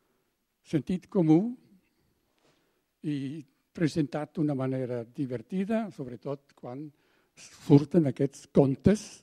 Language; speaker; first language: Catalan; non-native, fluent; German